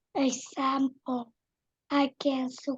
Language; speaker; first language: English; non-native, learner; Vietnamese